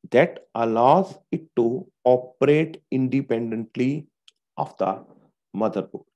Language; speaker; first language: English; non-native, local second language; Punjabi